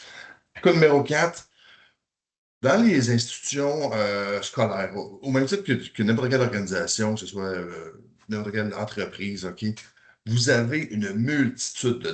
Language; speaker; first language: French; native; French